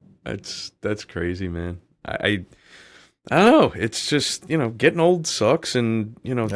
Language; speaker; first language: English; native; English